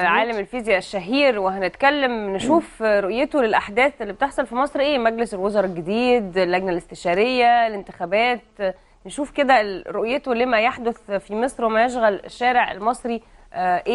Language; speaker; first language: Arabic; native; Arabic